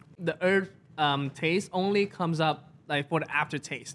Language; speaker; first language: English; non-native, fluent; Vietnamese